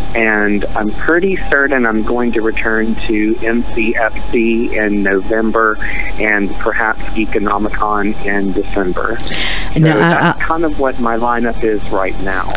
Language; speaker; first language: English; native; English